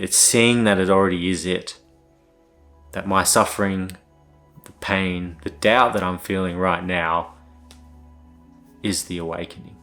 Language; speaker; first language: English; native; English